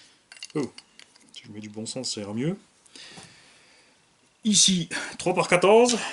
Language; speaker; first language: French; native; French